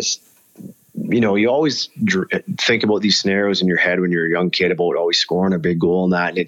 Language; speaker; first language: English; native; English